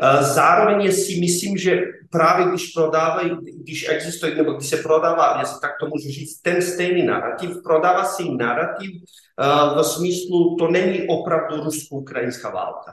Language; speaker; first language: Czech; non-native, fluent; Serbian